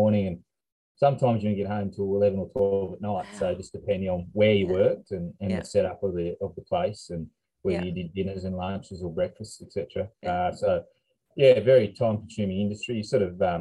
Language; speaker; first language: English; native; English